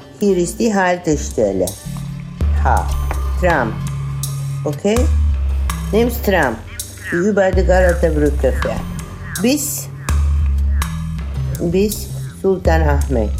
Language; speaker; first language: German; non-native, fluent; Turkish